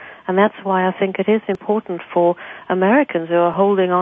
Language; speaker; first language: English; native; English